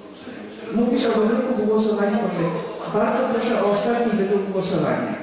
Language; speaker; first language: Polish; native; Polish